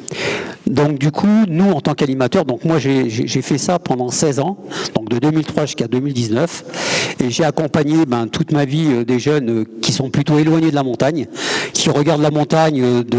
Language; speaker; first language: French; native; French